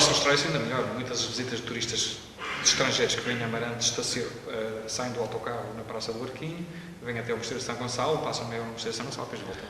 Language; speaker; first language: Portuguese; native; Portuguese